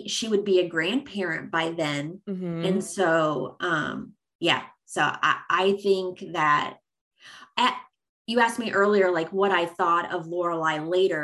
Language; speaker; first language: English; native; English